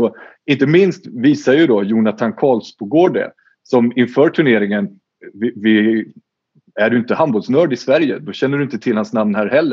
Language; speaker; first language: Swedish; native; Swedish